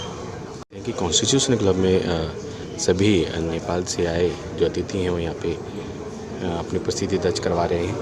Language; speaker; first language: Hindi; native; Hindi